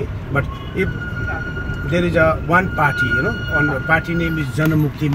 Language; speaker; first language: English; non-native, local second language; Nepali